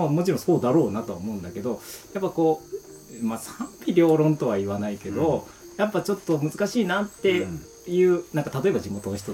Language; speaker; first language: Japanese; native; Japanese